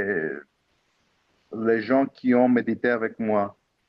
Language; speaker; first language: French; non-native, fluent; Greek